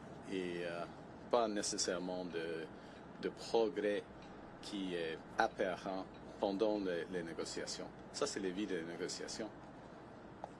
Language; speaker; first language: French; non-native, fluent; English